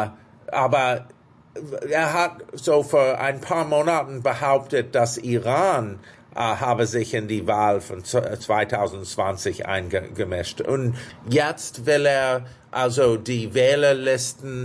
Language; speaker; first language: German; non-native, fluent; English